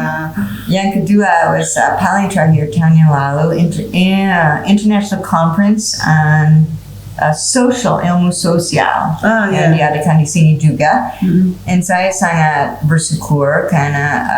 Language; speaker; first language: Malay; non-native, fluent; English